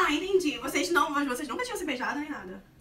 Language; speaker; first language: Portuguese; native; Portuguese